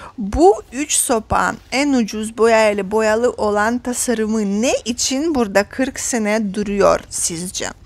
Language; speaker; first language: Turkish; non-native, fluent; Russian